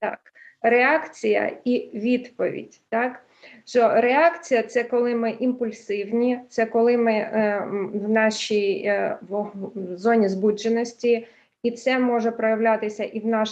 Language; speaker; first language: Ukrainian; early bilingual, heritage; Ukrainian